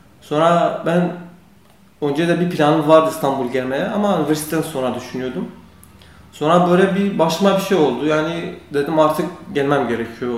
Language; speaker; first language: Turkish; non-native, learner; Kurdish